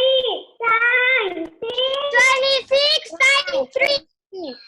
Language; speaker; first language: English; non-native, learner; Spanish